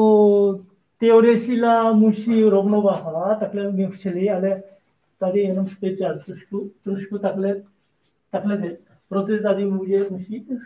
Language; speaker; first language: Czech; non-native, learner; Korean